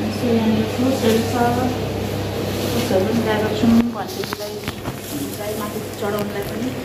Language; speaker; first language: Nepali; native; Nepali